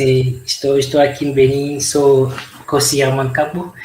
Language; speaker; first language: Portuguese; non-native, fluent; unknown